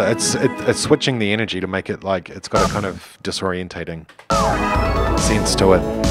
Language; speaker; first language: English; native; English